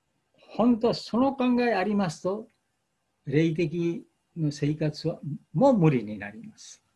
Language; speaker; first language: Japanese; non-native, fluent; Bangla